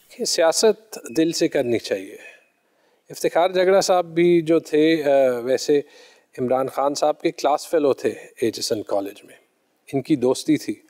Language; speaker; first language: Urdu; non-native, local second language; Pashto